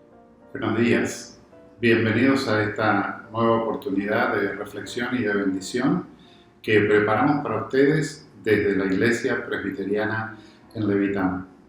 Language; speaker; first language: Spanish; native; Spanish